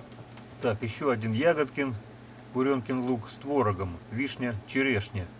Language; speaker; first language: Russian; native; Russian